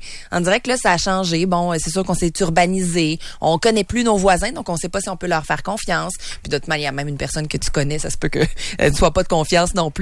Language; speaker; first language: French; native; French